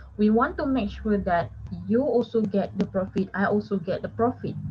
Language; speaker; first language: English; non-native, local second language; Malay